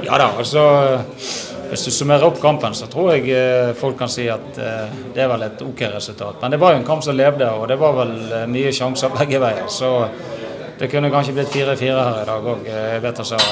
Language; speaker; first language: Norwegian; native; Norwegian